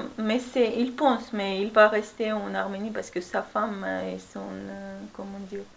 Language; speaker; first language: French; non-native, learner; Armenian